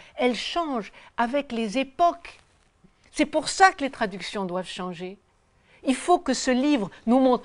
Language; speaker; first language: French; native; French